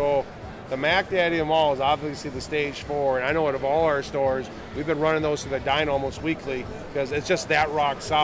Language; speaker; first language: English; native; English